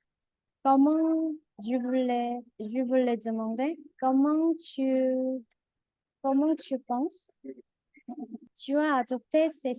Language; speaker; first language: French; non-native, learner; Korean